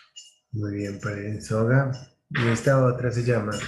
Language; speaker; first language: Spanish; native; Spanish